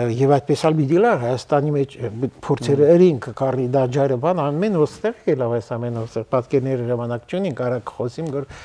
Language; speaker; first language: Armenian; early bilingual, heritage; Armenian